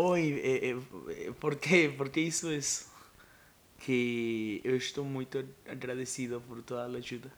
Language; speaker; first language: Portuguese; non-native, learner; Spanish